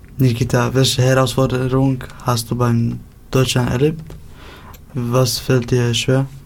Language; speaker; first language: German; native; German